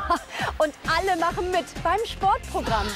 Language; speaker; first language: German; native; German